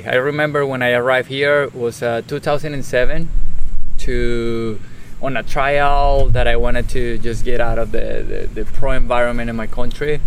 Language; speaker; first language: English; non-native, fluent; Spanish